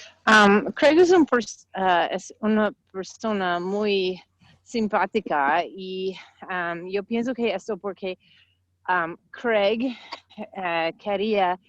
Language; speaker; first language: Spanish; non-native, learner; English